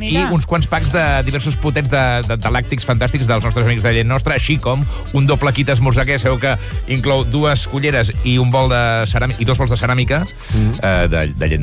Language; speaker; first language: Catalan; native; Catalan